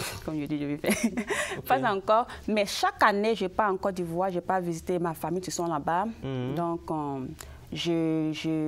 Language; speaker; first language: French; early bilingual, other home language; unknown